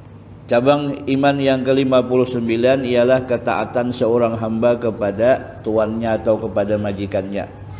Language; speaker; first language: Indonesian; non-native, local second language; Banjar